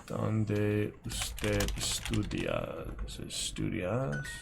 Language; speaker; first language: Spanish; non-native, learner; English